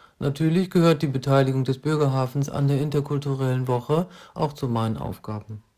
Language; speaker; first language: German; native; German